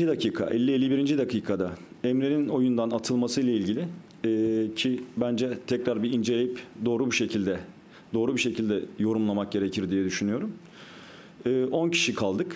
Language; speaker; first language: Turkish; native; Turkish